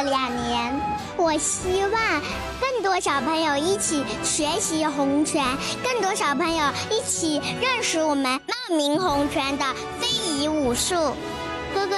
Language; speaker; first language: Chinese; native; Chinese